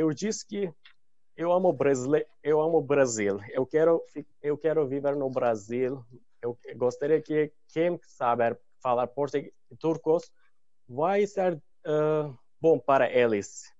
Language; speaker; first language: Portuguese; non-native, learner; Turkish